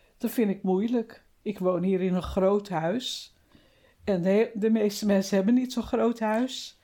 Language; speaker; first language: Dutch; native; Dutch